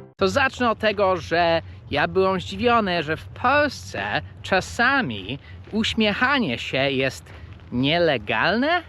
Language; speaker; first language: Polish; non-native, fluent; English